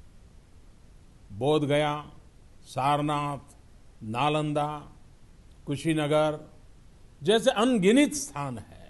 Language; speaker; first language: Hindi; non-native, local second language; Gujarati